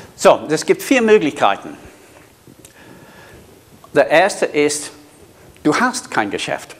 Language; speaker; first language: German; non-native, fluent; English